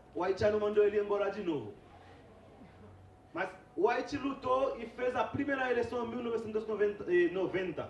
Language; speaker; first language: Portuguese; non-native, fluent; Haitian Creole